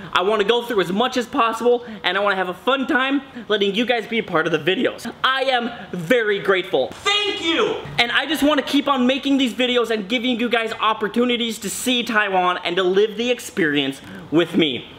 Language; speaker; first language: English; native; English